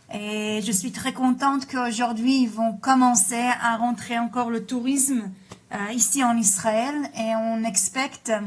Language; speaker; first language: French; early bilingual, heritage; Hebrew